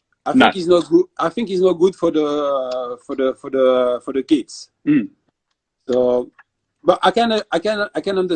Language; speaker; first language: English; non-native, fluent; French